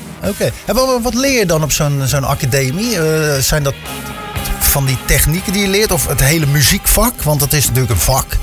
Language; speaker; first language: Dutch; native; Dutch